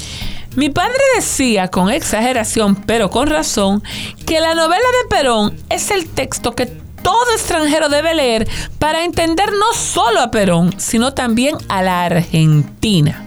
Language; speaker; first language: Spanish; native; Spanish